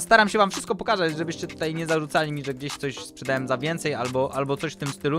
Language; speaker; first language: Polish; native; Polish